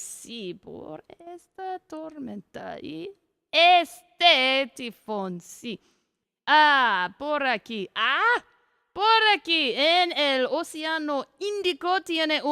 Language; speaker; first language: Spanish; non-native, learner; English